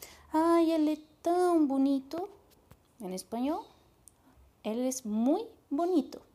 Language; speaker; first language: Spanish; non-native, fluent; Portuguese